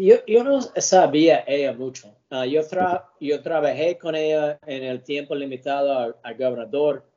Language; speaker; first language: Spanish; early bilingual, heritage; English